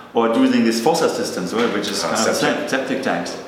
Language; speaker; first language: English; non-native, fluent; German